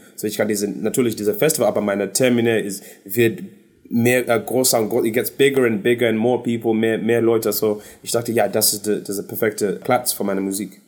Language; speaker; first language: German; non-native, fluent; English